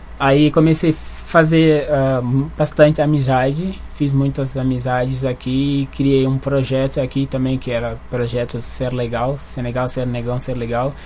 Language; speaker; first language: Portuguese; non-native, fluent; Wolof